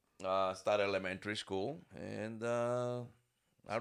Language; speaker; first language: English; non-native, fluent; Spanish